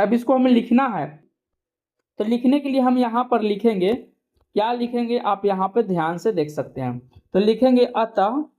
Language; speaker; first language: Hindi; native; Hindi